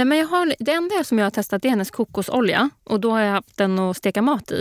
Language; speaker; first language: Swedish; native; Swedish